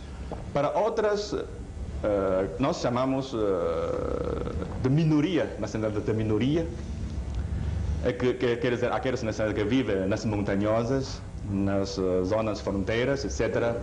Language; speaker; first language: Portuguese; non-native, fluent; Chinese